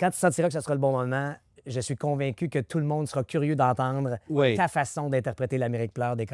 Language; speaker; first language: French; native; French